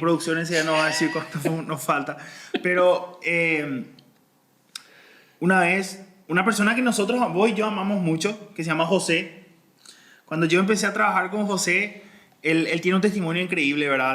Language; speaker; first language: Spanish; native; Spanish